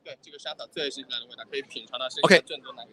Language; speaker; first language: Chinese; native; Chinese